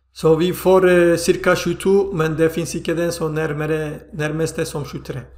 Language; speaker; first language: Swedish; non-native, fluent; Turkish